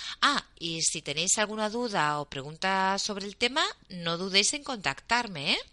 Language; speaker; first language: Spanish; native; Spanish